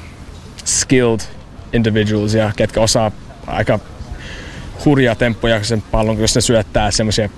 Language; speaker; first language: Finnish; non-native, fluent; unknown